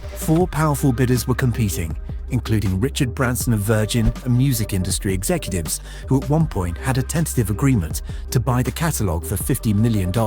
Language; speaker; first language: English; native; English